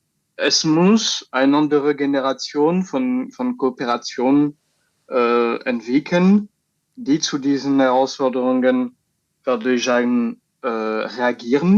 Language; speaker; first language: German; non-native, fluent; French